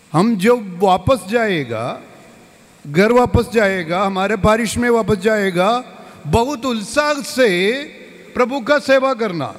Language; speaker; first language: Hindi; non-native, local second language; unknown